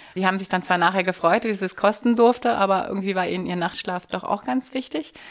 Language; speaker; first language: German; native; German